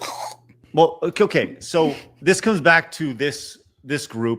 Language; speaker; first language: English; native; English